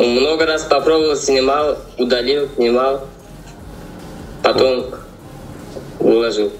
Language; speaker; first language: Russian; non-native, learner; Uzbek